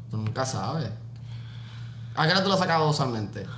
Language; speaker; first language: Spanish; native; Spanish